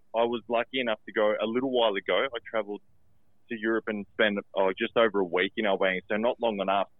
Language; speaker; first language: English; early bilingual, other home language; Albanian